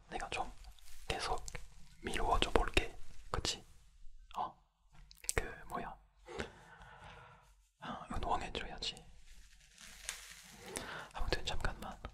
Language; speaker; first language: Korean; non-native, fluent; French